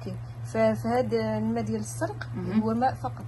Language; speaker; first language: Arabic; native; Arabic